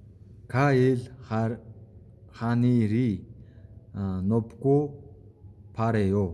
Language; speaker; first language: Korean; non-native, learner; Mongolian